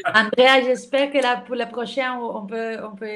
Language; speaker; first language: French; non-native, learner; Spanish